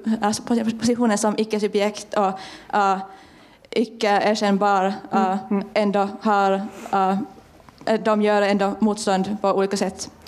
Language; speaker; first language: Swedish; non-native, fluent; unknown